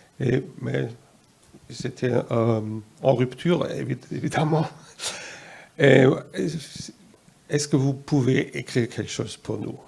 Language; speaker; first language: French; non-native, fluent; German